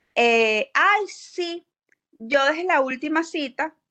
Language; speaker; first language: Spanish; native; Spanish